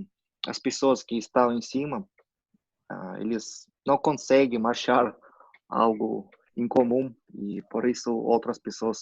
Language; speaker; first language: Portuguese; non-native, fluent; Russian